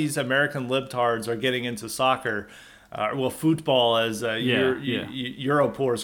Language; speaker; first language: English; native; English